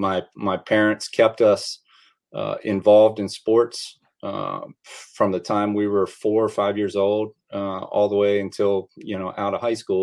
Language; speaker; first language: English; native; English